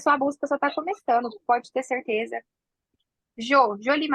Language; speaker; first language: Portuguese; native; Portuguese